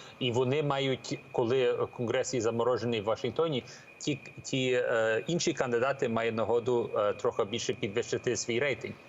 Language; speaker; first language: Ukrainian; early bilingual, heritage; Ukrainian